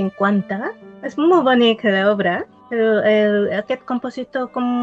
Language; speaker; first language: Catalan; non-native, fluent; Japanese